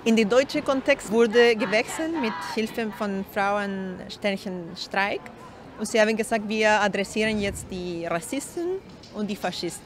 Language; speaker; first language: German; non-native, learner; Spanish